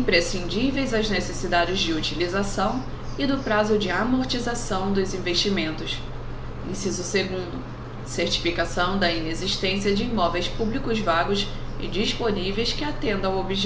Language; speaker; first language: Portuguese; native; Portuguese